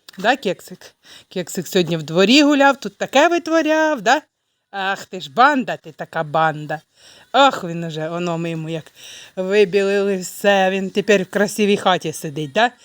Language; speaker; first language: Ukrainian; native; Ukrainian